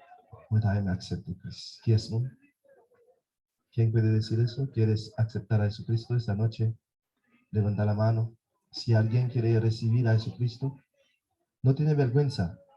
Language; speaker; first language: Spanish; non-native, fluent; Haitian Creole